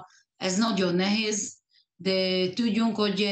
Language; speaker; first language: Hungarian; early bilingual, heritage; Hungarian